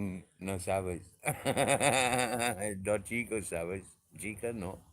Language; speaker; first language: Spanish; non-native, learner; English